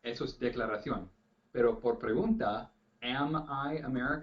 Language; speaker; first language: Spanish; non-native, fluent; English